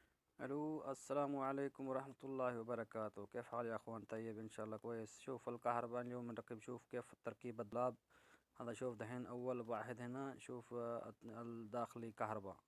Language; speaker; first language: Arabic; non-native, learner; Urdu